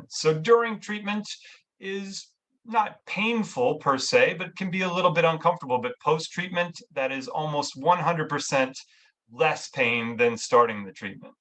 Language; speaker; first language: English; native; English